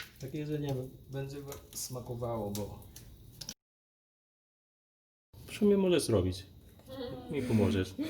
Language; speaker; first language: Polish; non-native, fluent; Vietnamese